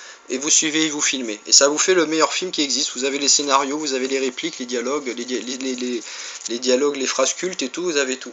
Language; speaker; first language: French; native; French